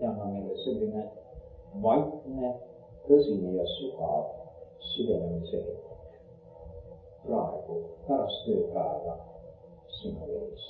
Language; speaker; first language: Finnish; non-native, learner; Estonian